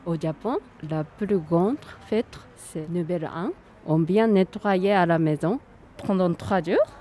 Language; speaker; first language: French; non-native, learner; Japanese